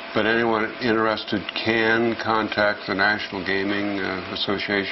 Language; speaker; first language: English; native; English